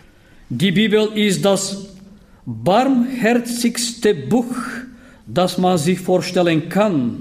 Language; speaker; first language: German; non-native, fluent; Bulgarian